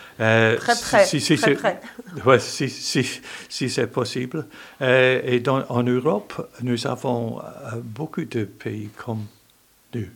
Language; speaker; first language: French; non-native, learner; English